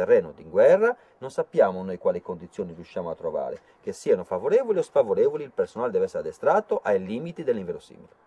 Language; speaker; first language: Italian; native; Italian